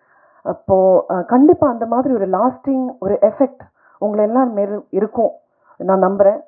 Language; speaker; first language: Tamil; non-native, fluent; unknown